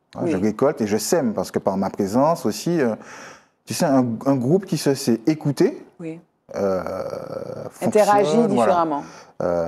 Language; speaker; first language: French; native; French